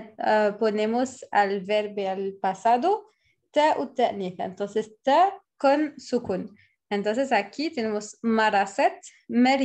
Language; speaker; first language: Spanish; non-native, fluent; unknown